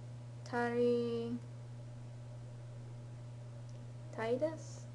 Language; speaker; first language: Japanese; non-native, learner; English